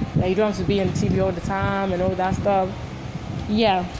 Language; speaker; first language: English; non-native, local second language; Igbo